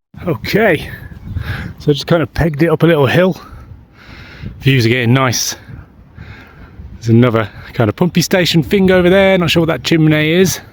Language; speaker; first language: English; native; English